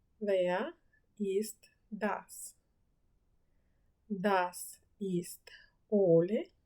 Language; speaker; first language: German; non-native, fluent; Ukrainian